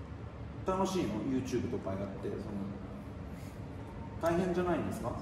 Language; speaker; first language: Japanese; native; Japanese